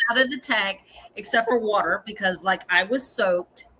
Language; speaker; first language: English; native; English